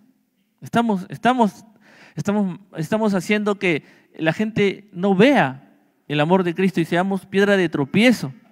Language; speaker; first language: Spanish; native; Spanish